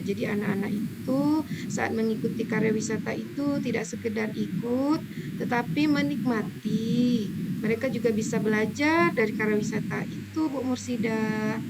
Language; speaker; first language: Indonesian; native; Indonesian